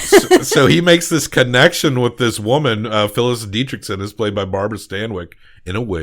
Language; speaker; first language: English; native; English